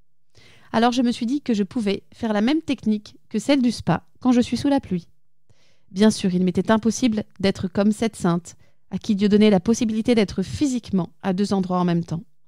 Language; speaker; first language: French; native; French